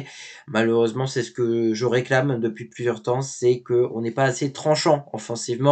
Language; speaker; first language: French; native; French